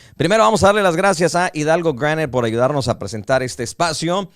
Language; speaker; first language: Spanish; early bilingual, heritage; Spanish